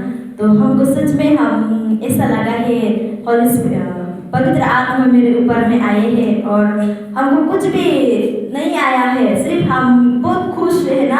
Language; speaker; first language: Hindi; non-native, local second language; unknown